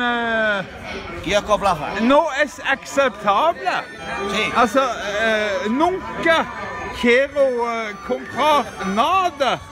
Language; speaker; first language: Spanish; non-native, learner; Norwegian